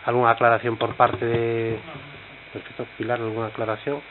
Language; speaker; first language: Spanish; non-native, local second language; Galician